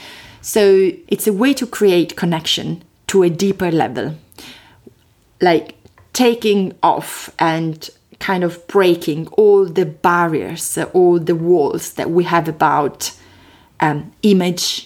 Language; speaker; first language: English; non-native, fluent; Italian